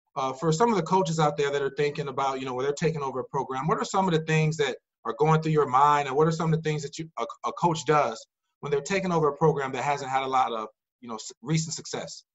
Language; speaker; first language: English; native; English